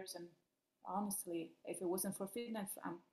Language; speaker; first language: English; non-native, fluent; Italian